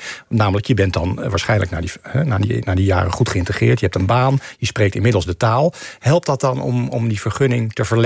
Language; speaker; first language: Dutch; native; Dutch